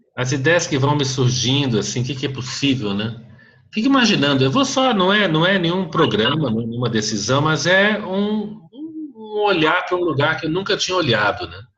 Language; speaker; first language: Portuguese; native; Portuguese